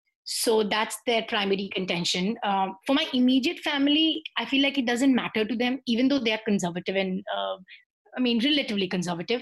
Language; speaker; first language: English; non-native, local second language; Hindi